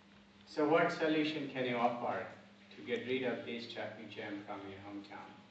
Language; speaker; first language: English; non-native, local second language; Bangla